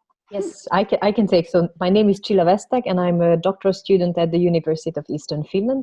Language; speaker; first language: English; non-native, fluent; Hungarian